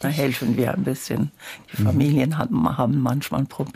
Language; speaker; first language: German; non-native, local second language; French